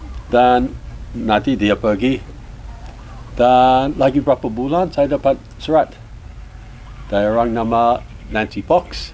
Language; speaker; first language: Indonesian; non-native, learner; English